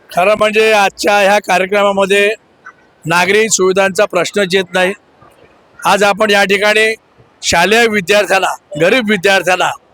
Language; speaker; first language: Marathi; native; Marathi